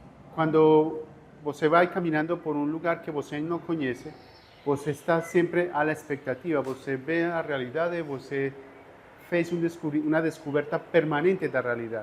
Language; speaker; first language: Portuguese; non-native, fluent; Spanish